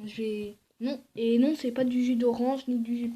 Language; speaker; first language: French; native; French